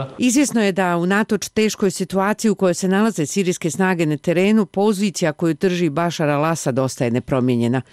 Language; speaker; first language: Serbian; native; Serbian